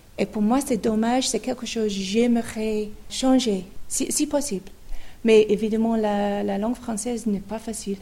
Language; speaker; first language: French; non-native, fluent; English